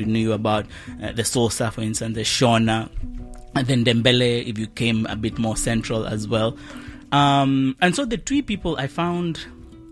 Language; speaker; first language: English; non-native, local second language; Kikuyu